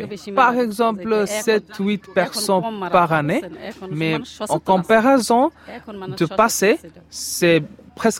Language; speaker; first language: French; non-native, fluent; Bangla